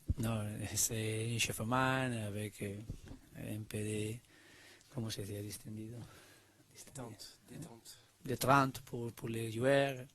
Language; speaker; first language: French; non-native, learner; Spanish